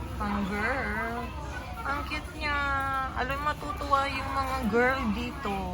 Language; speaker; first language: Filipino; native; Filipino